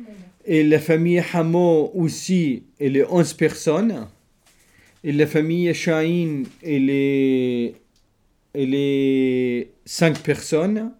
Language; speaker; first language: French; non-native, learner; Kurdish